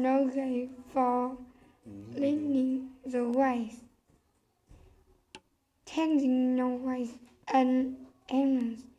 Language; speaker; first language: English; non-native, learner; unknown